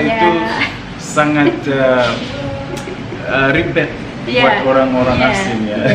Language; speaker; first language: Indonesian; non-native, fluent; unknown